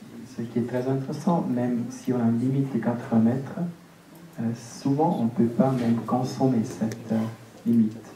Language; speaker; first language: French; non-native, local second language; German